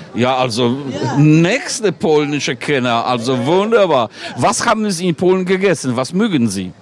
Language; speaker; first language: German; non-native, fluent; Polish